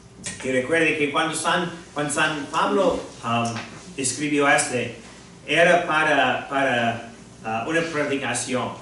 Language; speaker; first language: Spanish; non-native, fluent; English